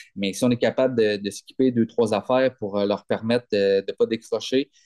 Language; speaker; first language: French; native; French